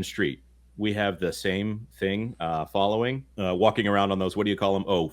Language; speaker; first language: English; native; English